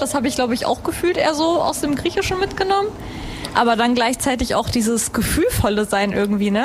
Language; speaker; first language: German; early bilingual, other home language; Greek